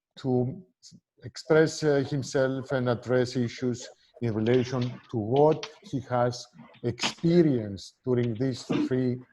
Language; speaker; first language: English; non-native, fluent; Greek